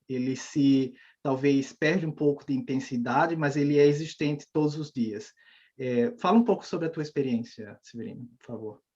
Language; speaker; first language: Portuguese; native; Portuguese